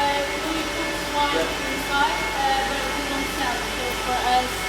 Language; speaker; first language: English; non-native, fluent; Portuguese